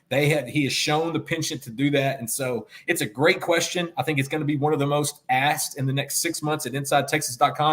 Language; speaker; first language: English; native; English